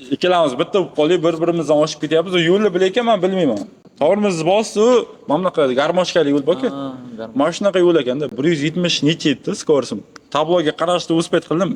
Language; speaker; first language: Uzbek; native; Uzbek